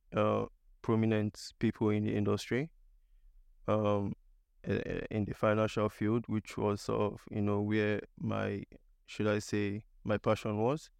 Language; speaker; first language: English; non-native, local second language; Igbo